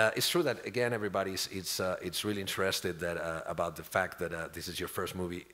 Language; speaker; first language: English; non-native, fluent; Spanish